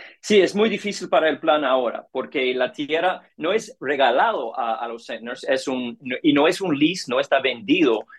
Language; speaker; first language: Spanish; non-native, learner; English